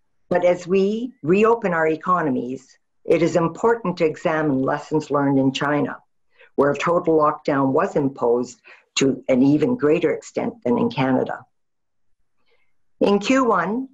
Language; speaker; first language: English; native; English